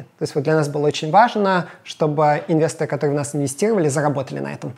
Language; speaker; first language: Russian; native; Russian